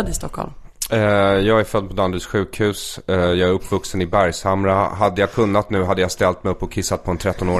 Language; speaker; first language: Swedish; native; Swedish